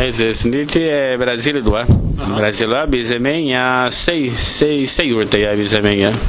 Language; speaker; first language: Basque; non-native, learner; Portuguese